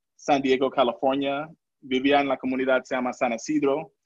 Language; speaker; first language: Spanish; non-native, local second language; English